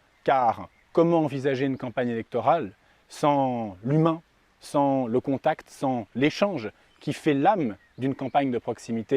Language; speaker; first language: French; native; French